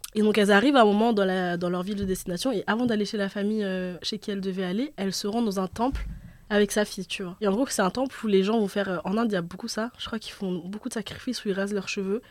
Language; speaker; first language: French; early bilingual, other home language; Bambara